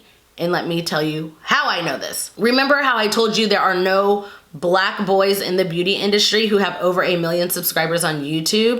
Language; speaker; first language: English; native; English